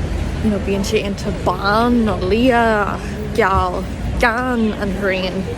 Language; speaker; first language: Irish; non-native, local second language; English